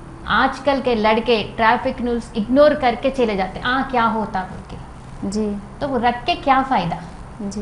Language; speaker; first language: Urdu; non-native, local second language; Telugu